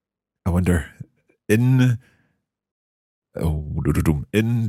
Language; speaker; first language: German; non-native, fluent; English